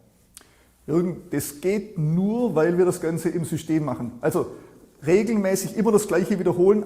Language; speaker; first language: German; native; German